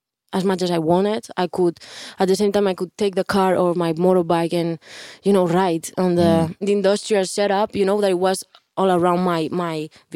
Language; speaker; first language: English; non-native, fluent; Spanish